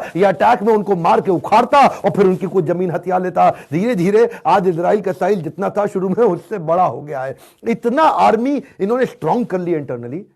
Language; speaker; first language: Hindi; native; Hindi